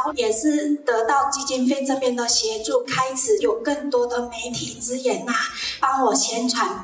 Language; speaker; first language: Chinese; non-native, local second language; Hakka Chinese